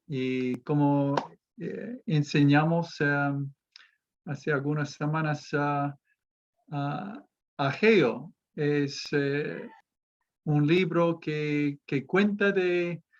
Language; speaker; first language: Spanish; non-native, fluent; English